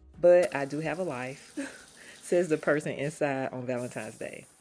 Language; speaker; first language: English; native; English